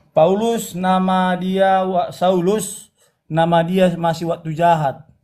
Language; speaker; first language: Indonesian; non-native, local second language; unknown